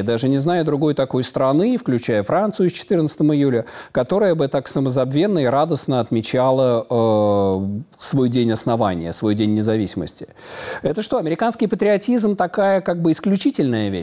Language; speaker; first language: Russian; native; Russian